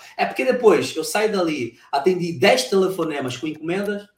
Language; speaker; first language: Portuguese; native; Portuguese